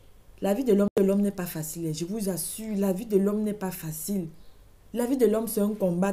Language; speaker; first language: French; native; French